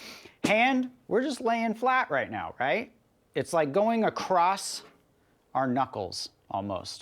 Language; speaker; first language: English; native; English